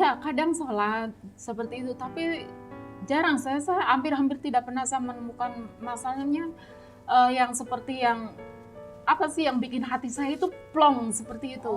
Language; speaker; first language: Indonesian; non-native, local second language; Javanese